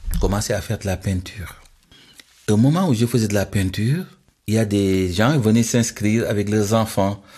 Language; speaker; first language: French; non-native, local second language; Wolof